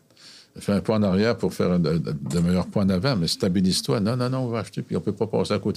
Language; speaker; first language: French; native; French